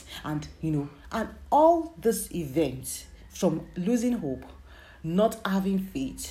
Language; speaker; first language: English; non-native, local second language; Yoruba